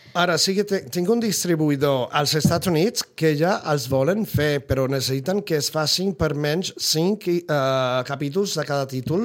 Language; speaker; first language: Catalan; non-native, fluent; Spanish